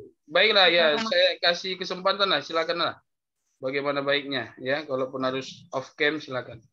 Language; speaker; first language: Indonesian; native; Indonesian